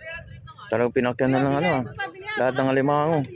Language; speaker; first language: Filipino; native; Filipino